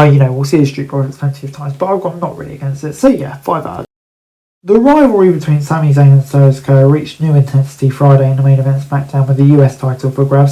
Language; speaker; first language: English; native; English